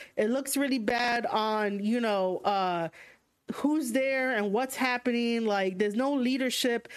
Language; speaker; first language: English; native; English